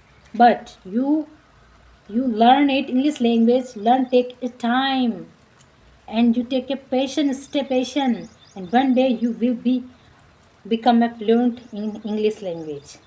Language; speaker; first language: English; non-native, learner; Marwari